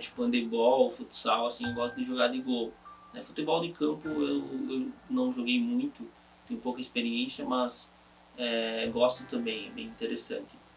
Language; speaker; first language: Portuguese; native; Portuguese